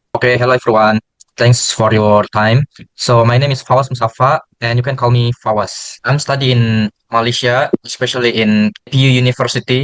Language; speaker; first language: English; non-native, learner; Indonesian